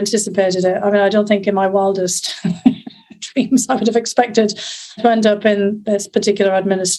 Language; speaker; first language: English; native; English